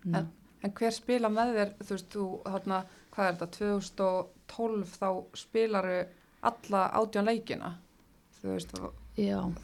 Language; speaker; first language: Icelandic; native; Icelandic